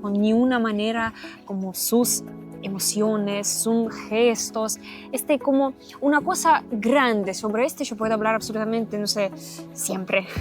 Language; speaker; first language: Spanish; non-native, learner; Russian